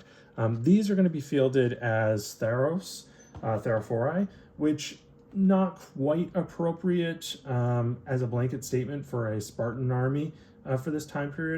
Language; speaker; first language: English; native; English